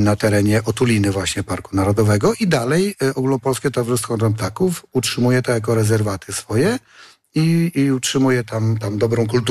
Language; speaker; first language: Polish; native; Polish